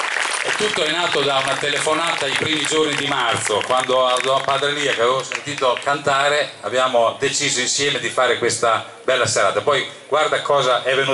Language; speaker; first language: Italian; native; Italian